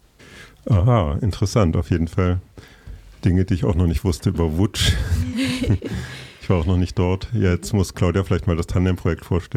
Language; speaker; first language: German; native; German